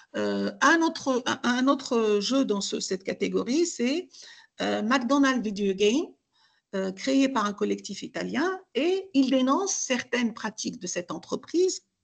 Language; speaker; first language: French; non-native, local second language; Arabic